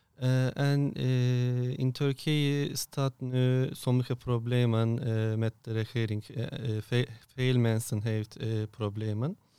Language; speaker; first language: Dutch; non-native, learner; Turkish